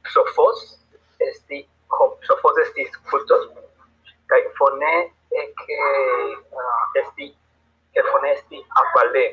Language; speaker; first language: Greek; non-native, learner; Spanish